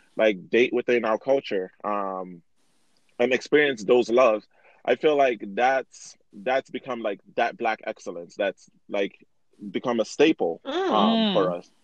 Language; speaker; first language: English; native; English